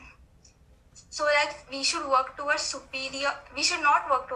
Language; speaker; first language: English; non-native, local second language; Hindi